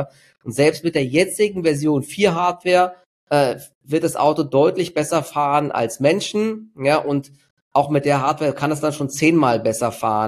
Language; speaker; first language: German; native; German